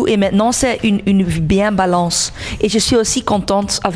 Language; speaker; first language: French; non-native, local second language; Dutch